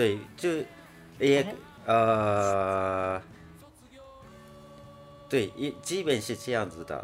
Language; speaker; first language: Chinese; non-native, fluent; Japanese